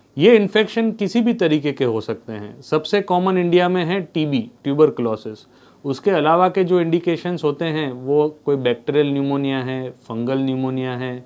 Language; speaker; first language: Hindi; non-native, local second language; Gujarati